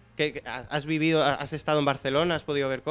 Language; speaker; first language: Spanish; native; Spanish